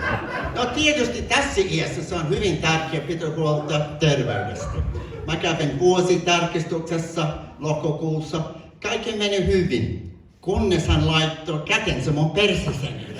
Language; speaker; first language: Finnish; non-native, fluent; English